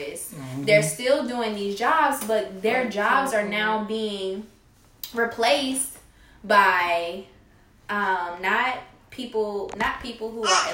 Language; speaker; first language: English; native; English